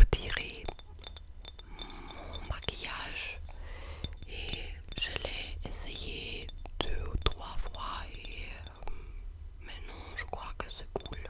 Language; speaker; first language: French; non-native, learner; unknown